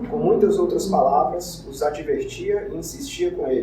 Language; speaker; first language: Portuguese; native; Portuguese